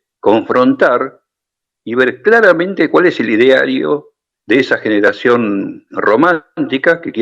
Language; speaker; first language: Spanish; native; Spanish